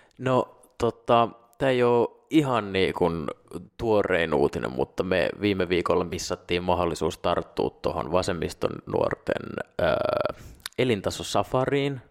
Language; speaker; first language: Finnish; native; Finnish